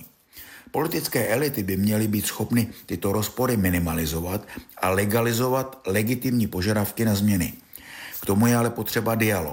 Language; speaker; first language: Czech; native; Czech